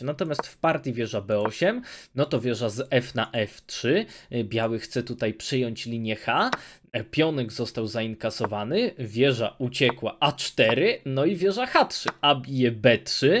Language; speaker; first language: Polish; native; Polish